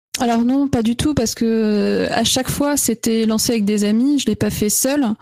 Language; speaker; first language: French; native; French